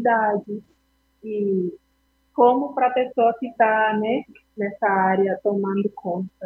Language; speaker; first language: Portuguese; non-native, fluent; Spanish